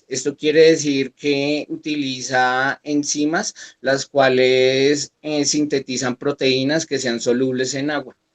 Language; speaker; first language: Spanish; native; Spanish